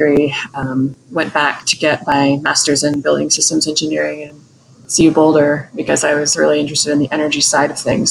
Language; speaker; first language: English; native; English